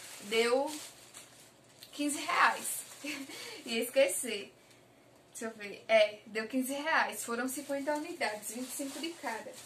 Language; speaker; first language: Portuguese; native; Portuguese